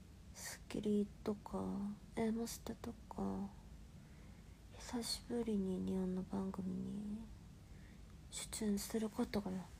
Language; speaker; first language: Japanese; non-native, fluent; Korean